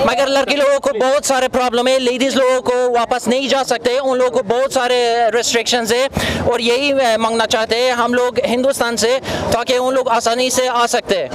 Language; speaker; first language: Hindi; non-native, fluent; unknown